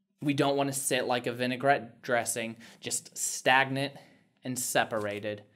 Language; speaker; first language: English; native; English